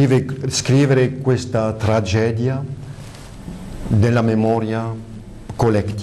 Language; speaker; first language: Italian; early bilingual, heritage; French